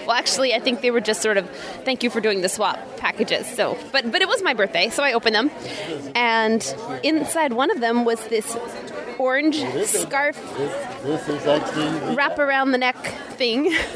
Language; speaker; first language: English; native; English